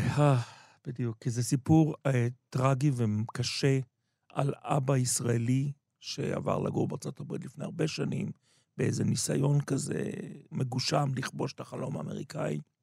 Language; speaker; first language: Hebrew; native; Hebrew